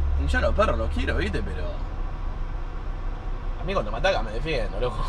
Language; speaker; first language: Spanish; native; Spanish